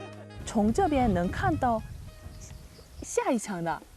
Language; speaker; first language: Chinese; non-native, learner; Korean